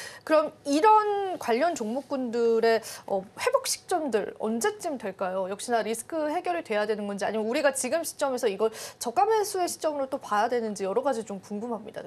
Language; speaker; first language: Korean; native; Korean